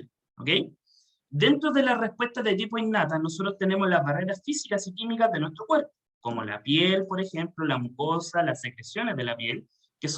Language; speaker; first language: Spanish; native; Spanish